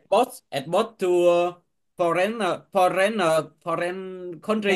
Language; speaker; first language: English; non-native, learner; Vietnamese